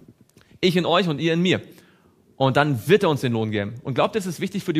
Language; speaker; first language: German; native; German